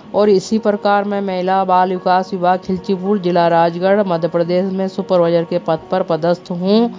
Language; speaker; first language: Hindi; native; Hindi